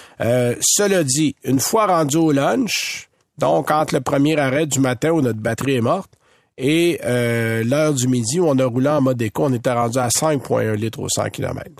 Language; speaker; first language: French; native; French